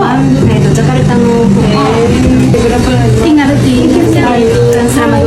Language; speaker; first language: Indonesian; non-native, learner; Korean